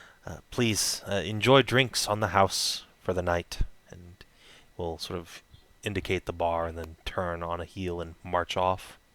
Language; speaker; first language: English; native; English